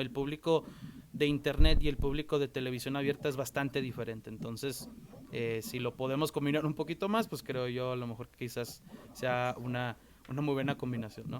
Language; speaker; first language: Spanish; native; Spanish